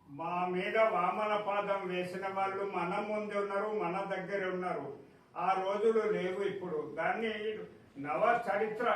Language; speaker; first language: Telugu; non-native, local second language; Gondi